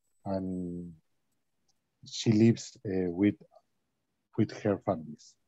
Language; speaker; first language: English; non-native, learner; Spanish